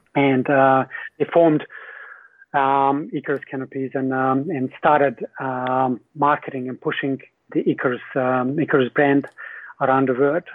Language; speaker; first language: English; non-native, fluent; Hungarian